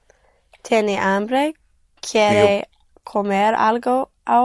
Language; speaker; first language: Spanish; non-native, learner; English